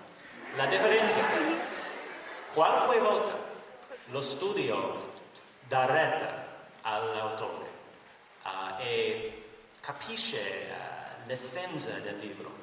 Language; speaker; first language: Italian; non-native, learner; English